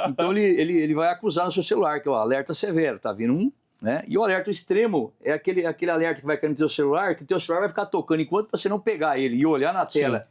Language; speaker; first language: Portuguese; native; Portuguese